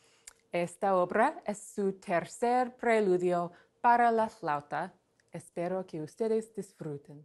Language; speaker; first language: Spanish; non-native, fluent; English